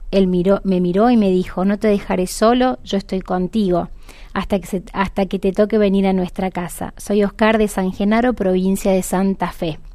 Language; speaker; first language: Spanish; native; Spanish